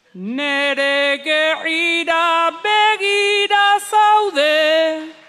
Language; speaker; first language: Spanish; non-native, local second language; Basque